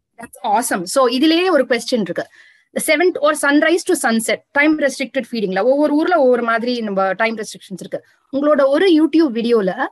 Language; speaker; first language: Tamil; native; Tamil